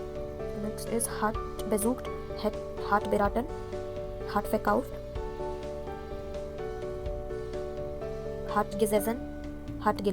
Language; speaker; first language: German; non-native, fluent; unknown